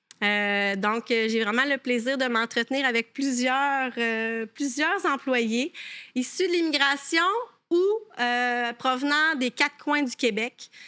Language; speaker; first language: French; native; French